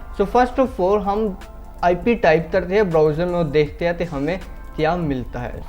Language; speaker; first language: Urdu; non-native, local second language; Punjabi